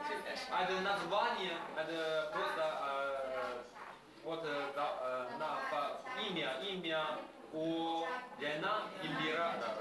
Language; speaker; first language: Russian; non-native, learner; Chinese